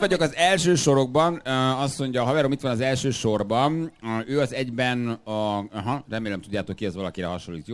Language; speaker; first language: Hungarian; native; Hungarian